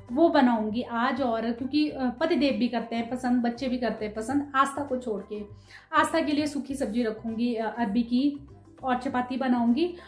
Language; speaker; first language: Hindi; non-native, local second language; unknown